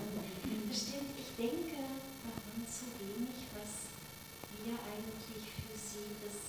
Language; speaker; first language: German; non-native, learner; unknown